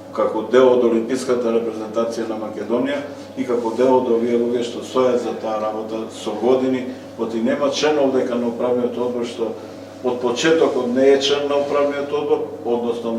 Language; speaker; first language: Macedonian; native; Macedonian